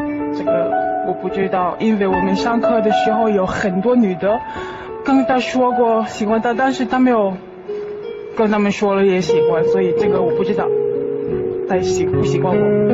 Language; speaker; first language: Chinese; non-native, learner; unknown